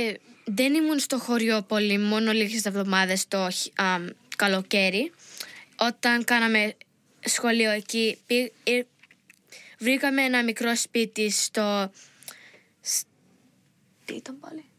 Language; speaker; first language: Greek; early bilingual, heritage; Greek